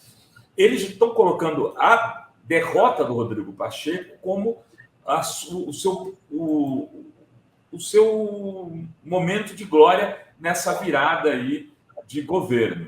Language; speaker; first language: Portuguese; native; Portuguese